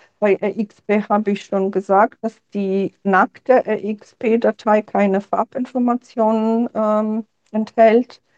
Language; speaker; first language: German; non-native, fluent; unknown